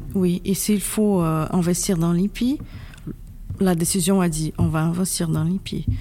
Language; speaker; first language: French; non-native, fluent; Portuguese